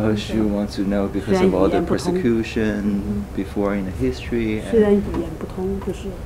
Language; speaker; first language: English; non-native, fluent; Chinese